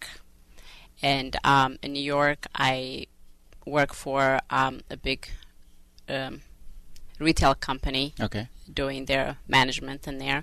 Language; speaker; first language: English; non-native, fluent; Amharic